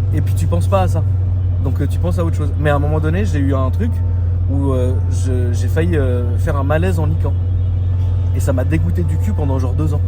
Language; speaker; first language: French; native; French